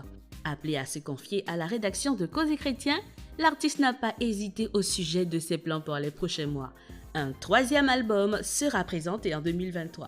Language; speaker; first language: French; non-native, local second language; Haitian Creole